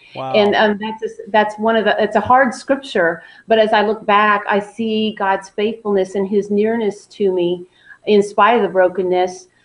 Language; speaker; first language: English; native; English